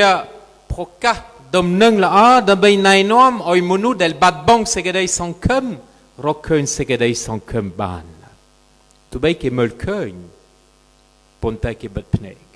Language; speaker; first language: Khmer; non-native, fluent; French